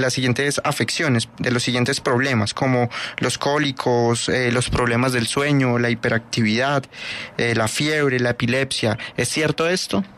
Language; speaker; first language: Spanish; native; Spanish